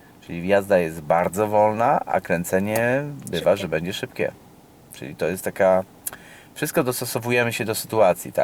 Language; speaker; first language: Polish; native; Polish